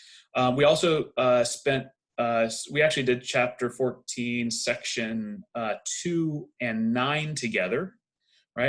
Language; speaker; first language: English; native; English